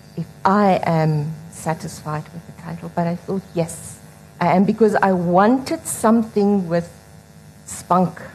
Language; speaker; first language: English; non-native, local second language; Afrikaans